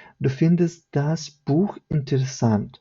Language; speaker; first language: German; non-native, fluent; Ukrainian